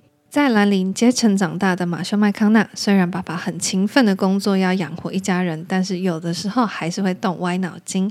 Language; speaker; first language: Chinese; native; Chinese